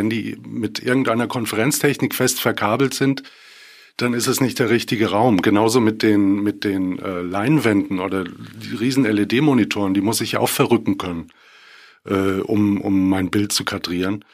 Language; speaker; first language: German; native; German